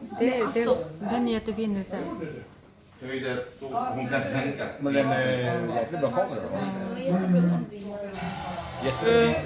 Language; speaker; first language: Swedish; non-native, learner; Thai